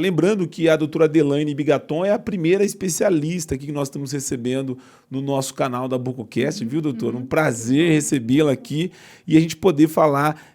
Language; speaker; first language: Portuguese; native; Portuguese